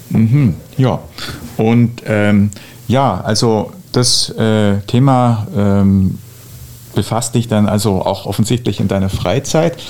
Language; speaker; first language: German; native; German